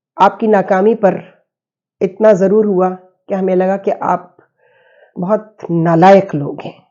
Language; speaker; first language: Urdu; native; Urdu